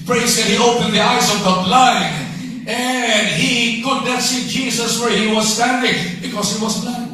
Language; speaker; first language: English; non-native, local second language; Filipino